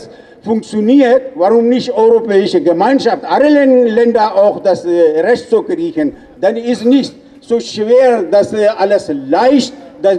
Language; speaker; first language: German; non-native, learner; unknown